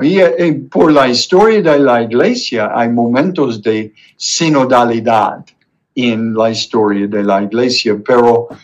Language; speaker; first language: Spanish; non-native, fluent; English